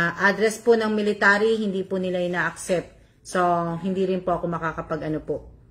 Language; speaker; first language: Filipino; native; Filipino